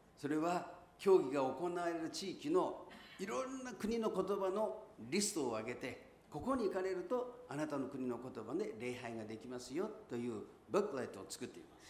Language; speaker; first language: Japanese; native; Japanese